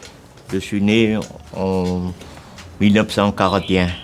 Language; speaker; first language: French; non-native, local second language; Vietnamese